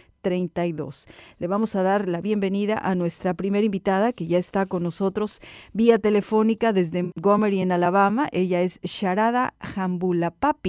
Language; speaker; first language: Spanish; native; Spanish